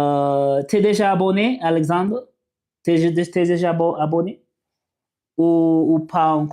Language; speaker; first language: French; non-native, learner; English